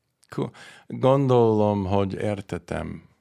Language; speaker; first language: Hungarian; non-native, learner; English